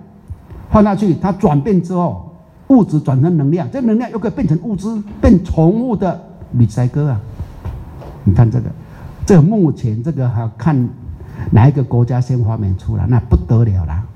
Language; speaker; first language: Chinese; native; Chinese